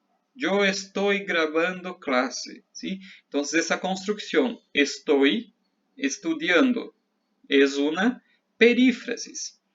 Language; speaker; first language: Spanish; non-native, fluent; Portuguese